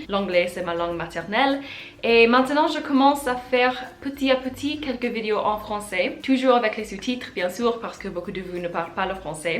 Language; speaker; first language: French; non-native, learner; English